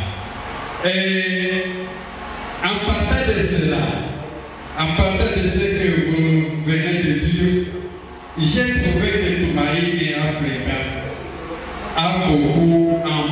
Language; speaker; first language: French; non-native, local second language; Swahili